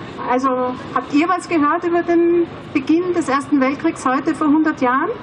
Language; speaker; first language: German; native; German